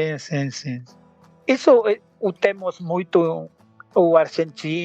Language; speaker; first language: Portuguese; non-native, learner; Spanish